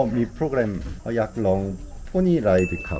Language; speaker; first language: Thai; non-native, learner; Korean